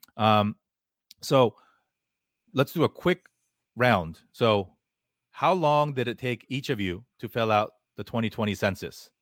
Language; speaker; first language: English; early bilingual, other home language; Korean